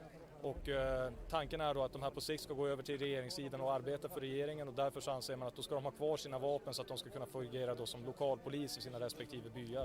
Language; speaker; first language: Swedish; native; Swedish